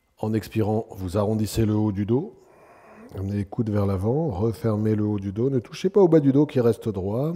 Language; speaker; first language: French; native; French